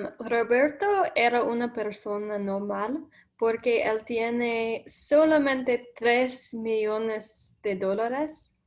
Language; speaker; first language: Spanish; non-native, learner; English